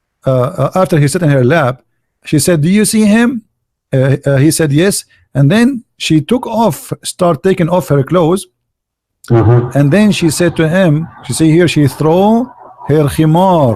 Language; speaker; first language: English; non-native, fluent; Arabic